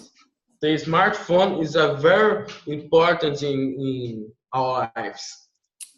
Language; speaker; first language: English; non-native, learner; Portuguese